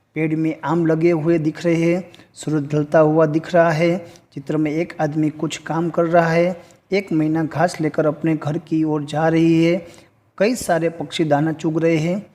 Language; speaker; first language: Hindi; non-native, local second language; Gujarati